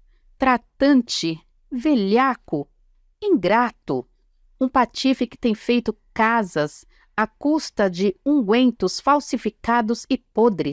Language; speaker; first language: Portuguese; native; Portuguese